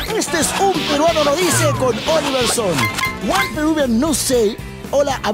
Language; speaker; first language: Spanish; native; Spanish